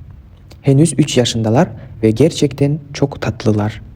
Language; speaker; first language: Turkish; non-native, fluent; Kyrgyz